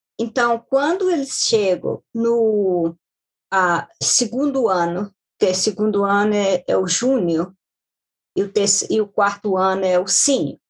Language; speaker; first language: Portuguese; native; Portuguese